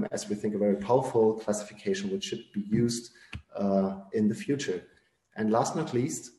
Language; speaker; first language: English; non-native, fluent; German